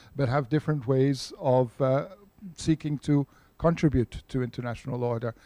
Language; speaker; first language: English; non-native, fluent; Portuguese